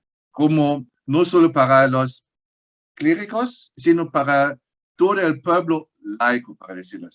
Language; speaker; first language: Spanish; non-native, fluent; German